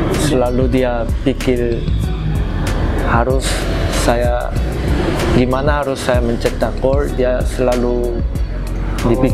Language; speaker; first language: Indonesian; non-native, learner; Korean